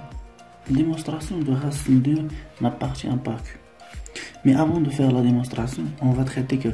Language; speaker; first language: French; non-native, local second language; Arabic